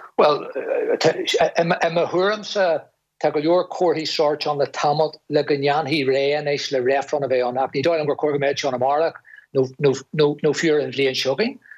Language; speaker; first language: Irish; non-native, local second language; English